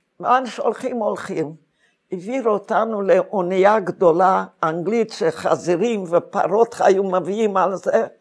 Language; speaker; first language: Hebrew; non-native, fluent; Hungarian